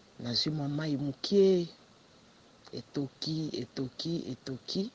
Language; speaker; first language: Lingala; native; Lingala